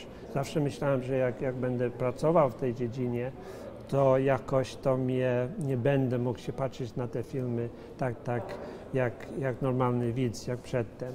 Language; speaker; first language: Polish; early bilingual, heritage; Polish